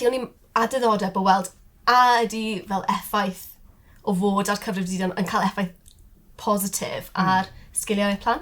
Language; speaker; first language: Welsh; non-native, local second language; English